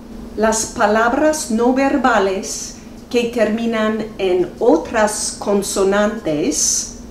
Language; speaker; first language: Spanish; non-native, fluent; English